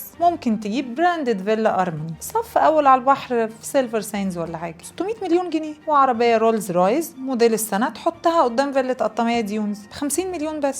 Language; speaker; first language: Arabic; native; Arabic